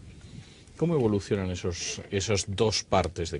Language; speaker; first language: Spanish; native; Spanish